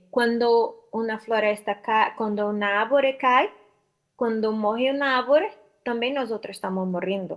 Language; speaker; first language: Spanish; non-native, learner; Portuguese